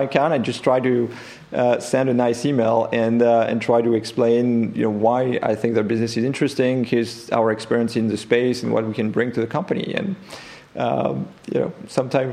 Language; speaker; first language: English; non-native, fluent; French